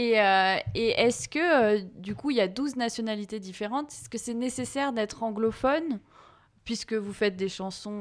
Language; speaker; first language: French; native; French